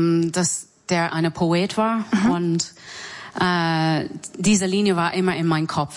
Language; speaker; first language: German; non-native, learner; English